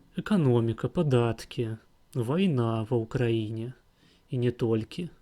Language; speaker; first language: Belarusian; non-native, local second language; Russian